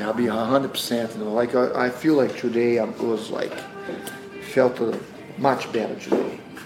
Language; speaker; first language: English; non-native, fluent; Portuguese